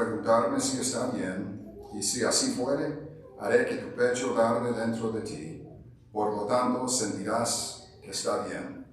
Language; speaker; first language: Spanish; non-native, fluent; English